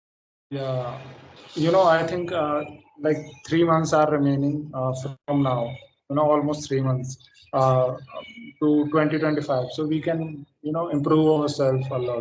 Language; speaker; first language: English; non-native, fluent; Hindi